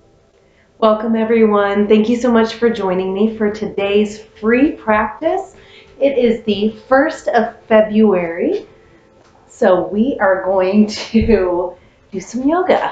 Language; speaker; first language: English; native; English